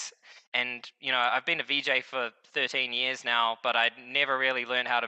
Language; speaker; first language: English; native; English